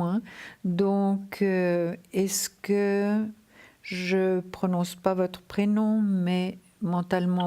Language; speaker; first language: French; native; French